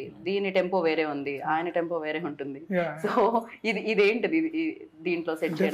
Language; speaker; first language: Telugu; native; Telugu